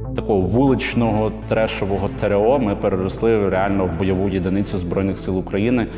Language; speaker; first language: Ukrainian; native; Ukrainian